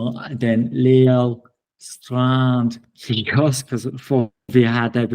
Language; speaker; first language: Danish; non-native, learner; English